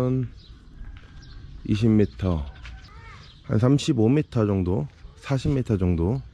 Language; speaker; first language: Korean; native; Korean